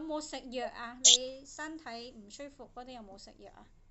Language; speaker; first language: Cantonese; native; Cantonese